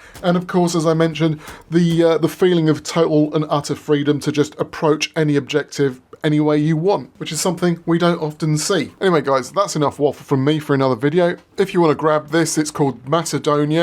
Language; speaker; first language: English; native; English